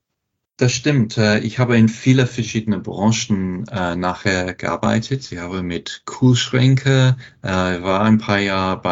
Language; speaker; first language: German; non-native, fluent; English